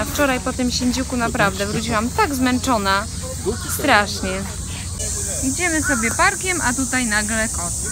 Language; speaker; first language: Polish; native; Polish